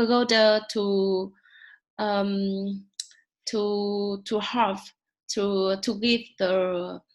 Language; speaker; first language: English; non-native, learner; Vietnamese